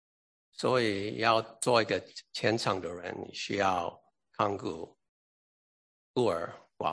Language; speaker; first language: Chinese; early bilingual, heritage; English